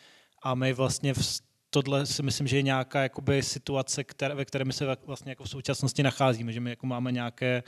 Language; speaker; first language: Czech; native; Czech